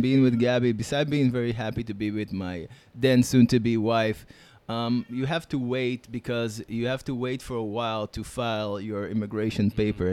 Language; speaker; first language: English; non-native, fluent; Hebrew